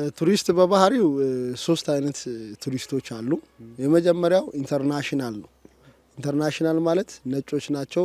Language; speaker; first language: Amharic; non-native, local second language; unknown